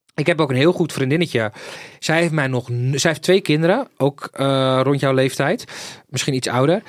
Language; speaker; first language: Dutch; early bilingual, other home language; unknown